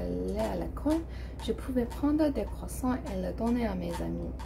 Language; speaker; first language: French; non-native, learner; English